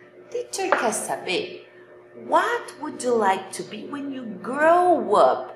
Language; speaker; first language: English; non-native, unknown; Portuguese